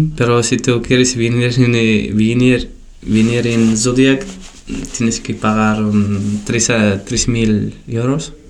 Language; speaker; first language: Spanish; non-native, learner; Tachelhit